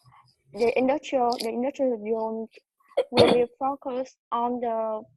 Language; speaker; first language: English; non-native, learner; Vietnamese